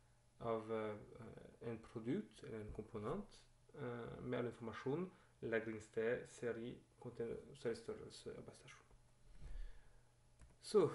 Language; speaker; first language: Norwegian; non-native, learner; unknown